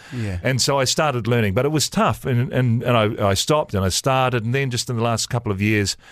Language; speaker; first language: English; native; English